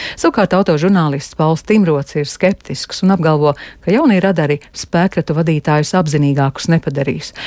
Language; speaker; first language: Latvian; native; Latvian